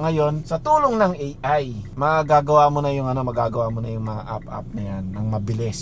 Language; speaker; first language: Filipino; non-native, local second language; Pampanga